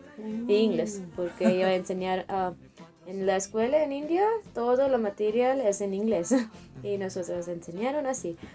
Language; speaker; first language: Spanish; non-native, learner; Telugu